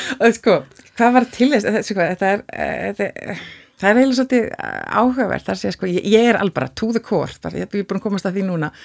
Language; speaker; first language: Icelandic; native; Icelandic